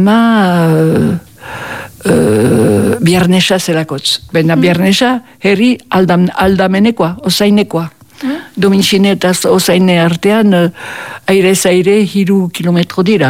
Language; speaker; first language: Basque; native; Basque